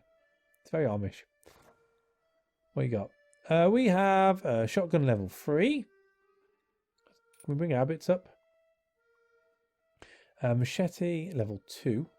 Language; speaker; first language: English; native; English